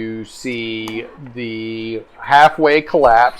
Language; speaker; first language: English; native; English